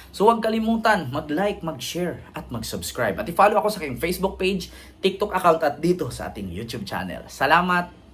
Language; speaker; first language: Filipino; non-native, local second language; Cebuano